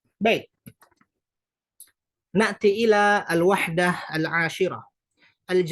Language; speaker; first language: Arabic; non-native, fluent; Indonesian